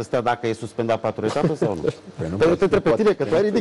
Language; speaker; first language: Romanian; native; Romanian